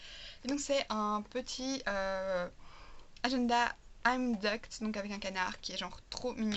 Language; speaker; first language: French; native; French